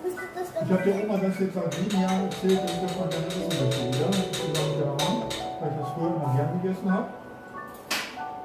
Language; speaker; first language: German; native; German